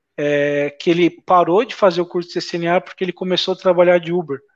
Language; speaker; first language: Portuguese; native; Portuguese